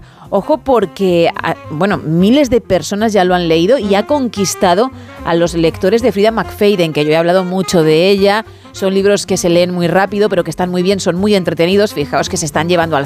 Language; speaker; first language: Spanish; native; Spanish